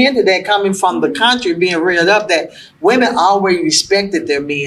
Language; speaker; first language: English; native; English